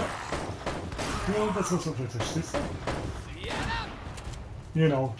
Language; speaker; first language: German; native; German